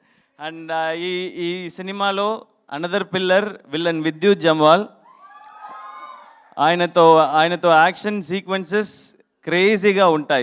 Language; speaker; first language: Telugu; non-native, learner; Tamil